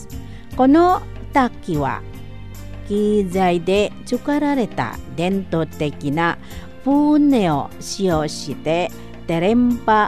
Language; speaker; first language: Japanese; non-native, fluent; Indonesian